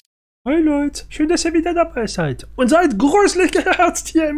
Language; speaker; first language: German; native; German